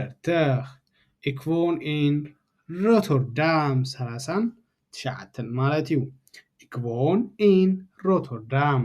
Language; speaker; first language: Dutch; non-native, learner; Tigrinya